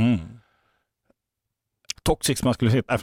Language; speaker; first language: Swedish; native; Swedish